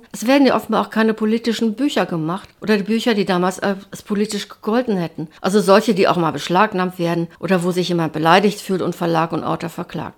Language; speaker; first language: German; native; German